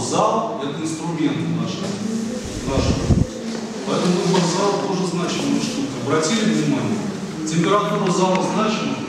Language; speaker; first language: Russian; native; Russian